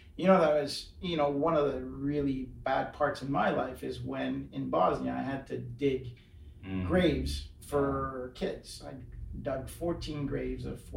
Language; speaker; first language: English; native; English